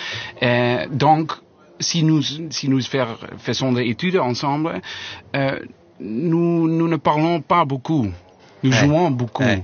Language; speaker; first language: French; non-native, learner; Dutch